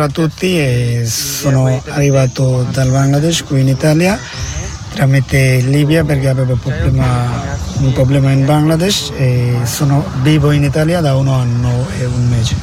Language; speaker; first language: Italian; non-native, learner; Bangla